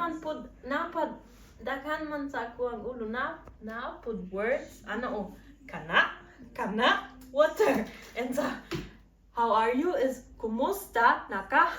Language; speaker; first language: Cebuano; early bilingual, heritage; Cebuano